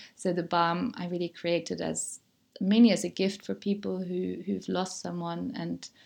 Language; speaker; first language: English; non-native, fluent; German